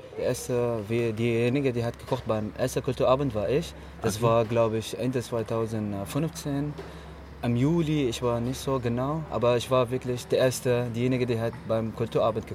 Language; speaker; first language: German; non-native, learner; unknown